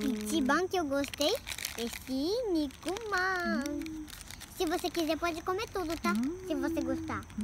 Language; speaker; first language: Portuguese; early bilingual, heritage; Portuguese